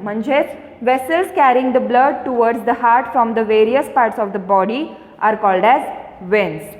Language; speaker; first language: English; non-native, local second language; Marathi